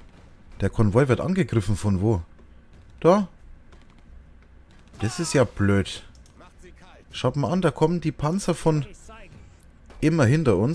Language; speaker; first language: German; native; German